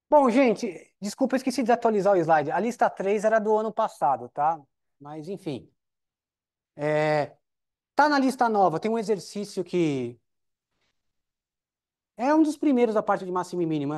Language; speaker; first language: Portuguese; native; Portuguese